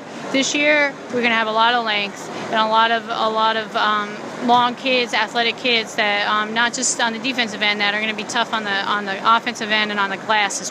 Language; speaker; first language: English; native; English